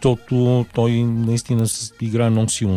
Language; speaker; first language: Bulgarian; native; Bulgarian